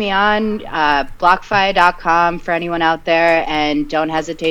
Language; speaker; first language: English; early bilingual, other home language; Spanish